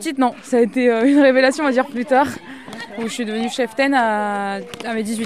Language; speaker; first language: French; native; French